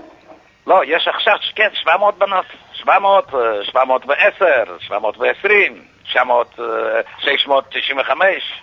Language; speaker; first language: Hebrew; non-native, fluent; Yiddish